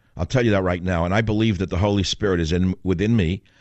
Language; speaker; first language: English; native; English